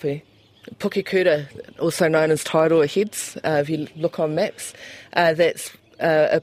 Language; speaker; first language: English; native; English